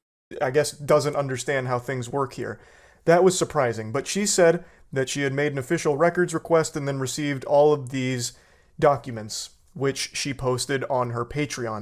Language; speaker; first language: English; native; English